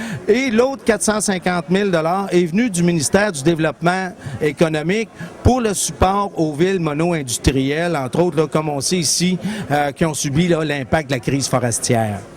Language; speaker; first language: French; native; French